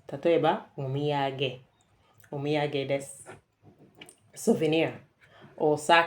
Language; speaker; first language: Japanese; non-native, fluent; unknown